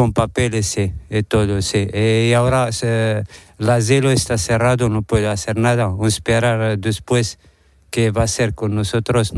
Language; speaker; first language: Spanish; non-native, learner; Arabic